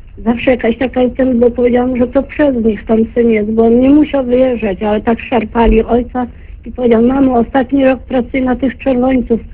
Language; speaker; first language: Polish; native; Polish